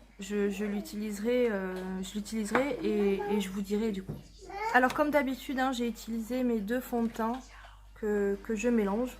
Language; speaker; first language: French; native; French